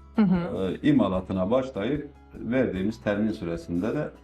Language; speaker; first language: Turkish; native; Turkish